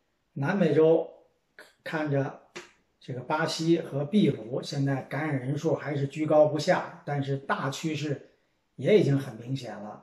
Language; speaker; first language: Chinese; native; Chinese